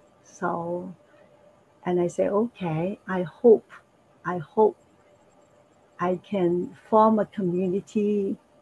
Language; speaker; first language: English; non-native, local second language; Cantonese